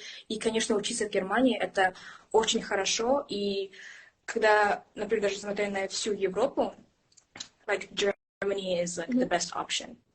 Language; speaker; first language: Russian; early bilingual, heritage; English